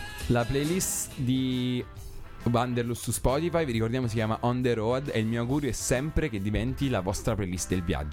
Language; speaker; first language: Italian; native; Italian